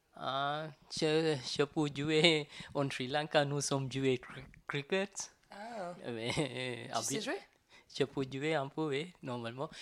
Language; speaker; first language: French; non-native, learner; Tamil